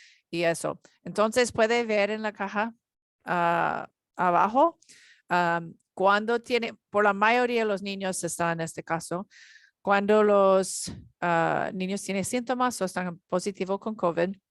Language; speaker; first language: Spanish; non-native, learner; English